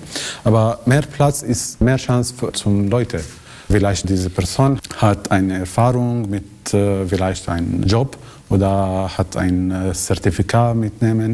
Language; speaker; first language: German; non-native, learner; Arabic